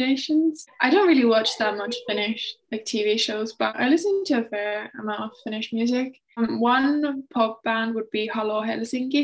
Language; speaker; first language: English; non-native, fluent; Finnish